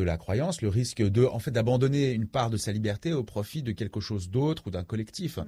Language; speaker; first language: French; native; French